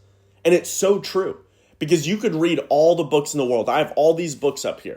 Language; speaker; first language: English; native; English